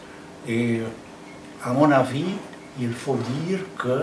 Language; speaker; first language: French; non-native, fluent; Romanian